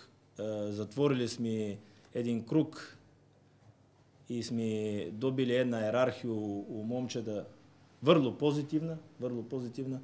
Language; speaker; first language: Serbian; non-native, learner; Bulgarian